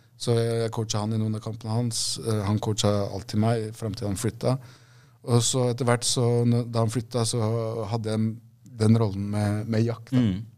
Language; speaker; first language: Norwegian; early bilingual, other home language; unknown